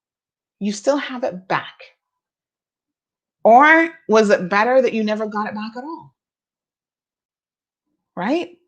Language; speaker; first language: English; native; English